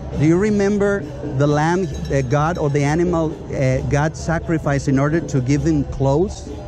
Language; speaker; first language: English; non-native, fluent; Spanish